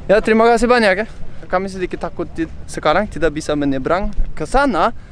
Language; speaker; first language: Indonesian; non-native, fluent; Norwegian